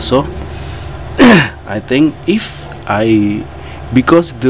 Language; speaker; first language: English; non-native, learner; Indonesian